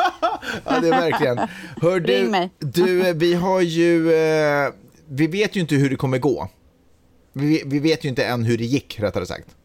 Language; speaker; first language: Swedish; native; Swedish